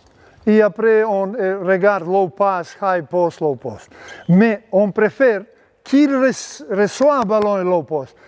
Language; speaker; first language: French; non-native, learner; Serbian